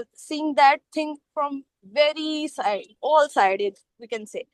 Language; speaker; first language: English; non-native, local second language; Urdu